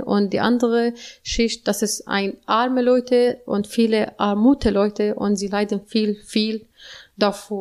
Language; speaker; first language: German; non-native, learner; Arabic